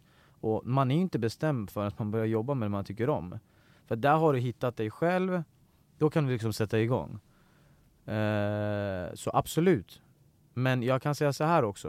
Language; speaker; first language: Swedish; early bilingual, other home language; Persian